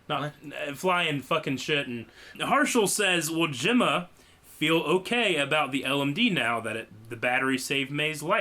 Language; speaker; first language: English; native; English